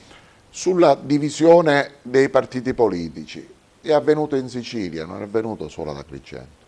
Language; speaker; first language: Italian; native; Italian